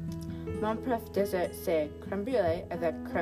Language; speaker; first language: French; non-native, learner; English